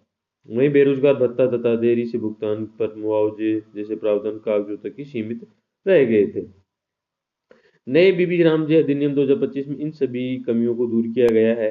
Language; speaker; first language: Hindi; native; Hindi